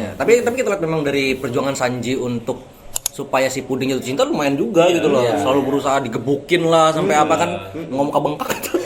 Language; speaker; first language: Indonesian; native; Indonesian